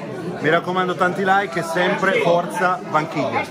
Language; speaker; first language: Italian; native; Italian